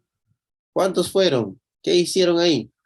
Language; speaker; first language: Spanish; native; Spanish